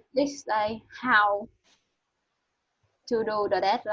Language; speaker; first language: English; non-native, learner; Vietnamese